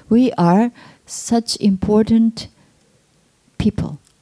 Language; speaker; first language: English; non-native, fluent; Japanese